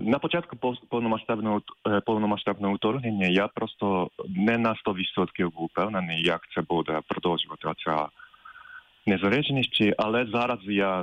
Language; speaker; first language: Ukrainian; non-native, fluent; Japanese